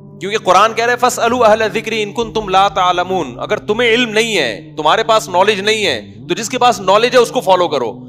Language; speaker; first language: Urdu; native; Urdu